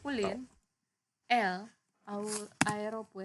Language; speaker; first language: Spanish; non-native, learner; Indonesian